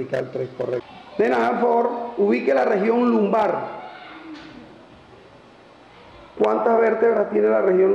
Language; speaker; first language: Spanish; native; Spanish